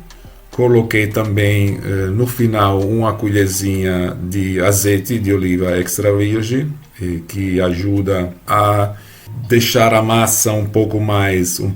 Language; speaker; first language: Portuguese; non-native, fluent; Italian